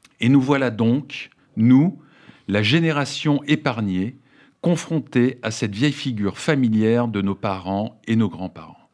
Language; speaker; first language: French; native; French